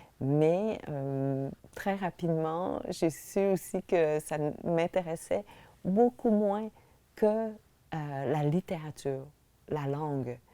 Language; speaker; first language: French; early bilingual, other home language; Vietnamese